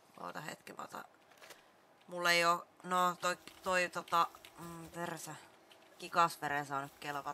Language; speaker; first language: Finnish; native; Finnish